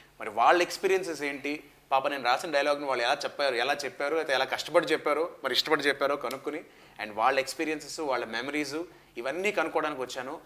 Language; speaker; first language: Telugu; native; Telugu